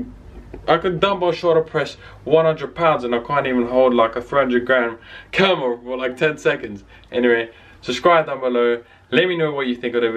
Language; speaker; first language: English; native; English